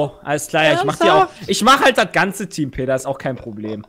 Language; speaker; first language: German; native; German